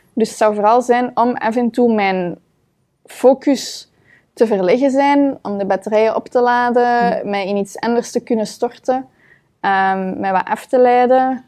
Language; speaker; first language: Dutch; native; Dutch